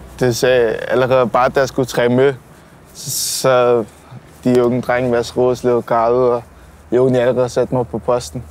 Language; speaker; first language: Danish; early bilingual, other home language; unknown